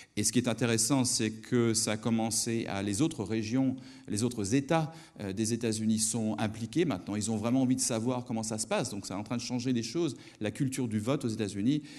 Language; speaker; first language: French; native; French